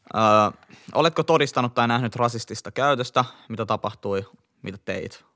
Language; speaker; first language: Finnish; native; Finnish